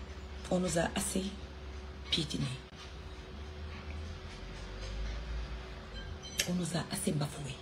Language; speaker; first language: French; non-native, local second language; Wolof